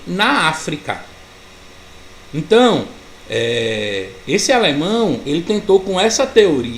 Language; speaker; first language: Portuguese; native; Portuguese